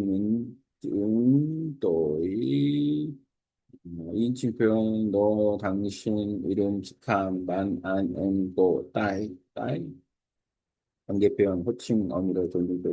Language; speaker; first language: Korean; native; Korean